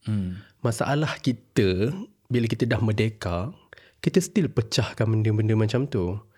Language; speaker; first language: Malay; native; Malay